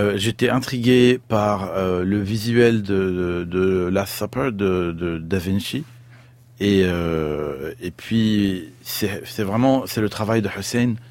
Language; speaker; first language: French; non-native, fluent; Arabic